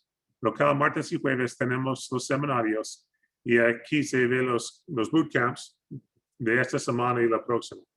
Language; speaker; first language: Spanish; non-native, fluent; English